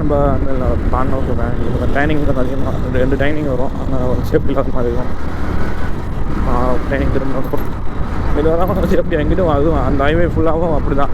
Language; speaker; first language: Tamil; native; Tamil